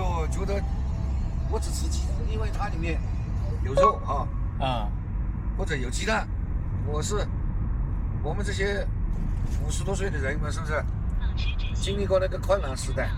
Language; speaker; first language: Chinese; native; Chinese